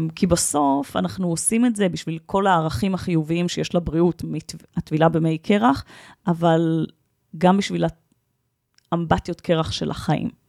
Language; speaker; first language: Hebrew; native; Hebrew